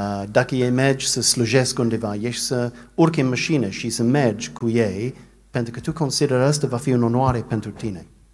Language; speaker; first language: Romanian; non-native, learner; English